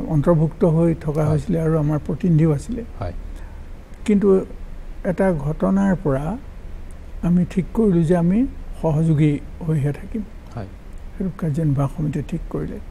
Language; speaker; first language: Assamese; native; Assamese